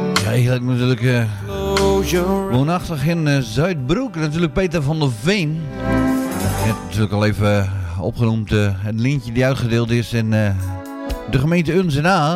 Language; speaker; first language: Dutch; native; Dutch